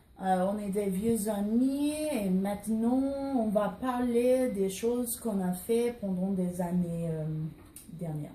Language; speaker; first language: French; non-native, learner; English